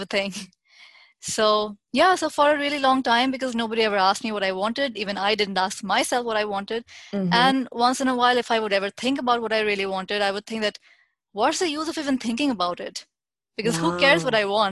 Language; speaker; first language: English; non-native, local second language; Hindi